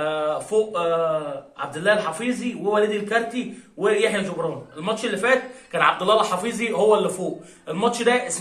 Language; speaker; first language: Arabic; native; Arabic